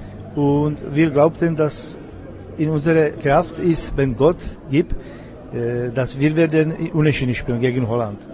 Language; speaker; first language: German; non-native, learner; Czech